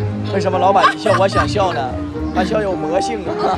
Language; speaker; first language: Chinese; native; Chinese